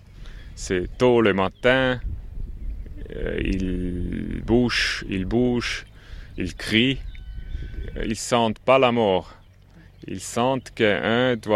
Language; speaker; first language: French; non-native, local second language; German